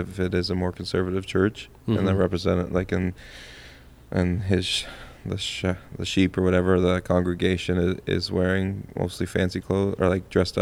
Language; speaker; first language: English; native; English